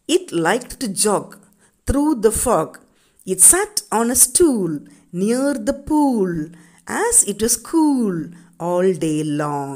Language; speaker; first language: English; non-native, local second language; Tamil